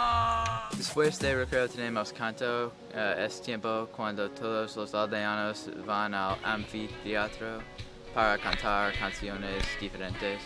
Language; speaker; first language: Spanish; non-native, learner; English